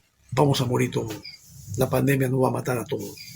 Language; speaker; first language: Spanish; native; Spanish